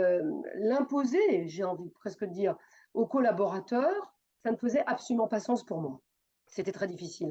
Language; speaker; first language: French; native; French